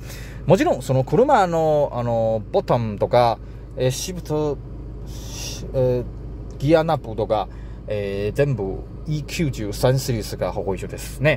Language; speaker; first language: Japanese; non-native, learner; Chinese